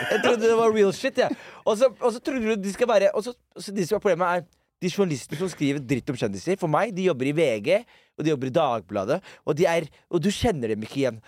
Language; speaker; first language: Norwegian; early bilingual, other home language; Somali